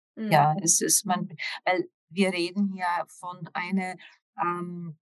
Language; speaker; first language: German; non-native, fluent; English